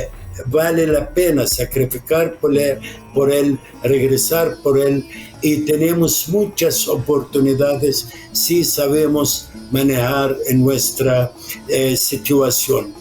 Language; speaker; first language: Spanish; non-native, fluent; Arabic